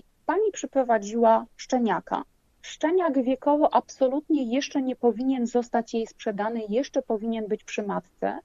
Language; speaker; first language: Polish; native; Polish